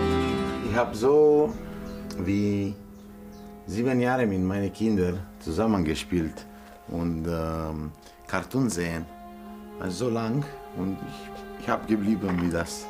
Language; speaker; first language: German; non-native, learner; Romanian